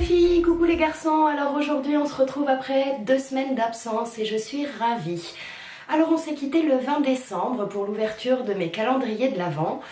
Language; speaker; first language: French; native; French